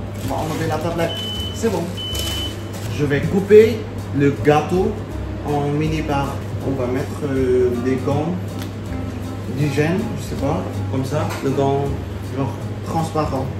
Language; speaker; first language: French; non-native, learner; Vietnamese